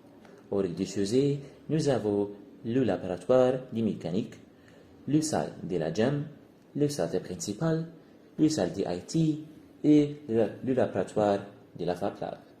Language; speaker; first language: French; non-native, learner; Arabic